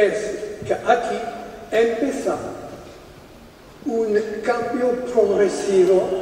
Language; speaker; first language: Spanish; non-native, fluent; French